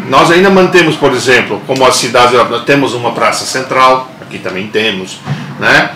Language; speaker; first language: Portuguese; non-native, local second language; German